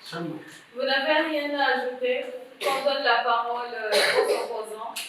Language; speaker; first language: French; non-native, local second language; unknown